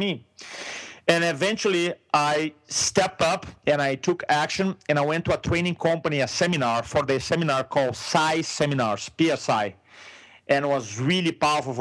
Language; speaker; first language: English; non-native, fluent; Portuguese